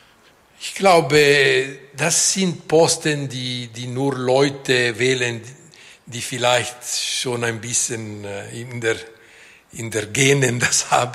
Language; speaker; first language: German; non-native, local second language; French